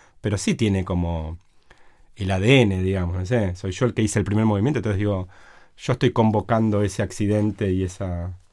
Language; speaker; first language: Spanish; native; Spanish